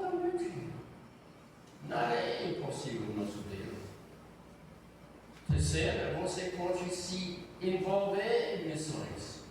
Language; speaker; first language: Portuguese; non-native, fluent; English